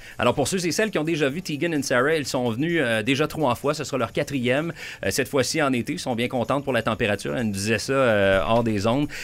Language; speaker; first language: French; native; French